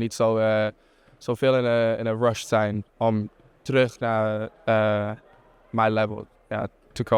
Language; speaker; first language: Dutch; non-native, fluent; English